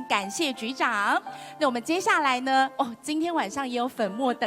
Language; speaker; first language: Chinese; native; Chinese